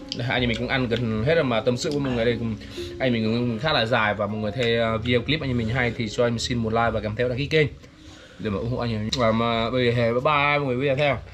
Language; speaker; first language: Vietnamese; non-native, local second language; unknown